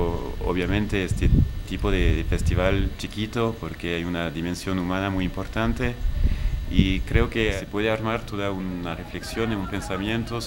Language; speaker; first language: Spanish; non-native, fluent; French